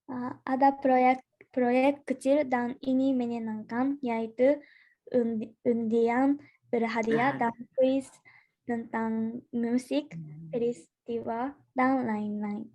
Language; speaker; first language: Indonesian; non-native, learner; Japanese